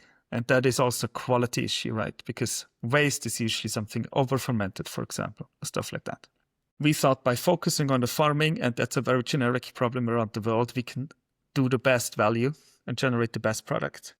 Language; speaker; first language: English; non-native, fluent; German